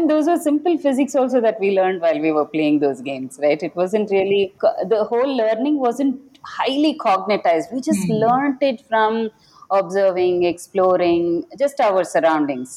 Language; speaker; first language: English; non-native, local second language; Kannada